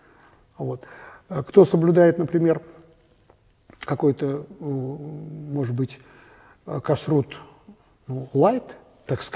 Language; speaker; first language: Russian; native; Russian